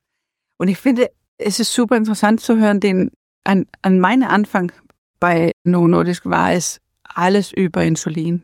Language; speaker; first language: German; non-native, learner; Danish